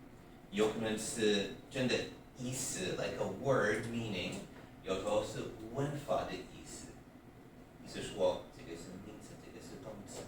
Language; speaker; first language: Chinese; non-native, fluent; English